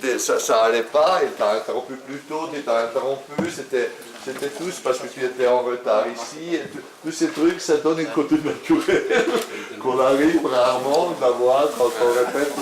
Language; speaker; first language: French; non-native, fluent; German